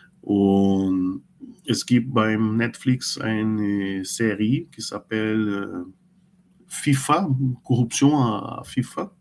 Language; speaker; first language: German; non-native, learner; Portuguese